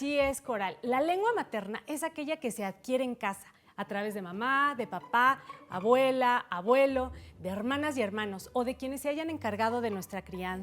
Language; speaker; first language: Spanish; native; Spanish